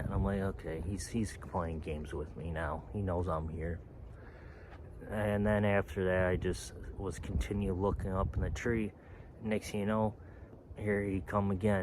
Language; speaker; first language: English; native; English